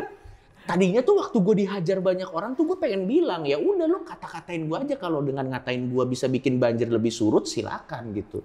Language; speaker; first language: Indonesian; native; Indonesian